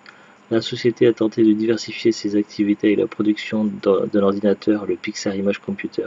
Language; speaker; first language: French; native; French